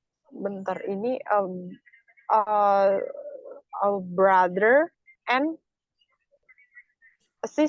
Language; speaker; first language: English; non-native, learner; Indonesian